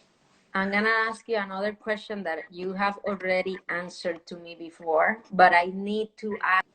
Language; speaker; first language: English; non-native, fluent; Spanish